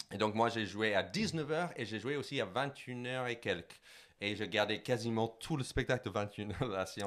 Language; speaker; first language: French; non-native, fluent; English